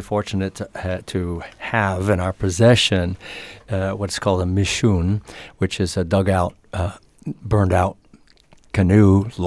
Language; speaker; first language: English; native; English